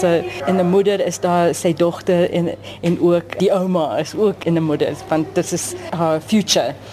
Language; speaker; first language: Afrikaans; non-native, learner; English